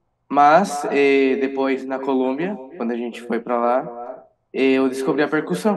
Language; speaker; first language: Portuguese; early bilingual, other home language; Spanish